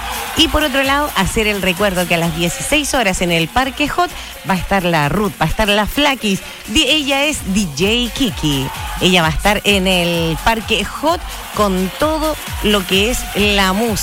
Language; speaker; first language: Spanish; native; Spanish